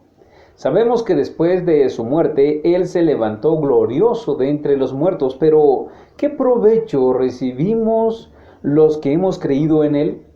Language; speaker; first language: Spanish; native; Spanish